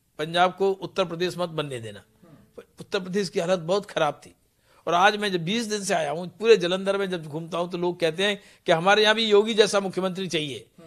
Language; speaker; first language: Hindi; non-native, local second language; Punjabi